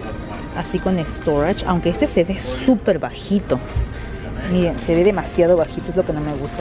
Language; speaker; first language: Spanish; native; Spanish